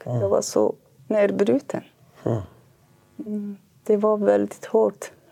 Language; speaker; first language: Swedish; non-native, fluent; Kurdish